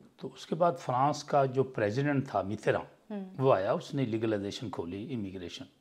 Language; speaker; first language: Urdu; non-native, local second language; Punjabi